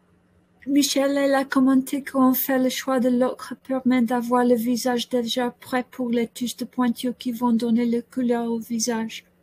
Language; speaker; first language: French; non-native, learner; English